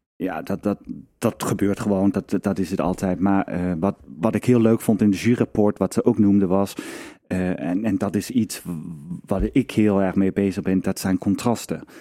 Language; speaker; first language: Dutch; non-native, fluent; Danish